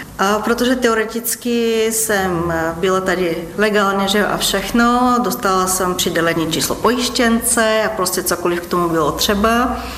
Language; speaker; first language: Czech; non-native, fluent; Bulgarian